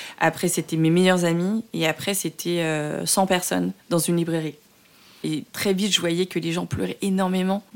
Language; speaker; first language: French; early bilingual, other home language; Vietnamese